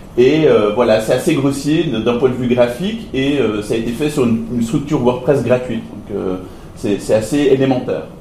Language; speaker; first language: French; native; French